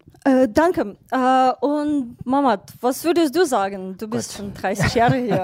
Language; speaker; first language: German; non-native, fluent; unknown